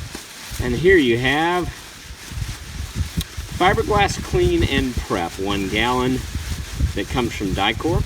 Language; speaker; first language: English; native; English